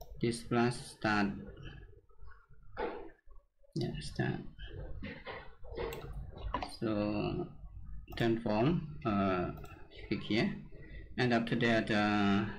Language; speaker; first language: English; non-native, learner; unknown